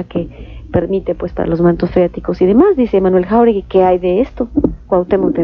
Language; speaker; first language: Spanish; native; Spanish